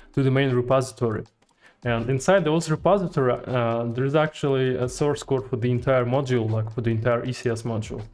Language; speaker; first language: English; non-native, fluent; Russian